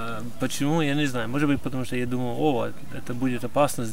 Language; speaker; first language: Russian; non-native, fluent; English